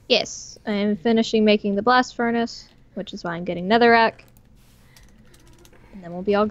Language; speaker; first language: English; native; English